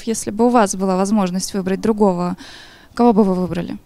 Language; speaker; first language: Russian; native; Russian